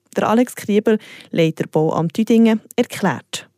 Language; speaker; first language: German; native; German